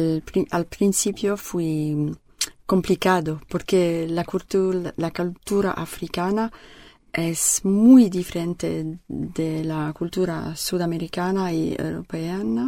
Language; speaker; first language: Spanish; non-native, learner; French